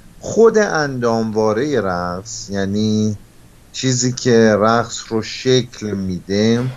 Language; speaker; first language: Persian; native; Persian